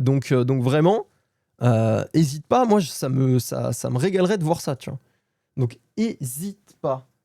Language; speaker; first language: French; native; French